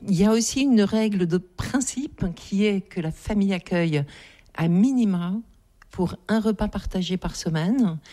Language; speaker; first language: French; native; French